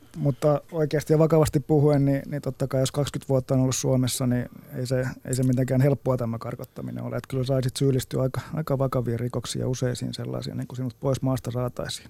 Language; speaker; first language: Finnish; native; Finnish